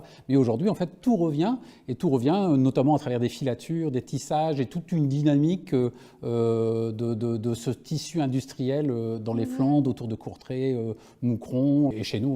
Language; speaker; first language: French; native; French